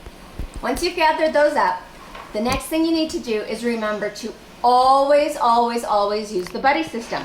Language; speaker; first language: English; native; English